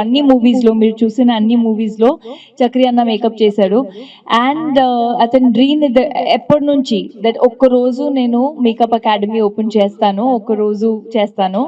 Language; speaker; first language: Telugu; non-native, learner; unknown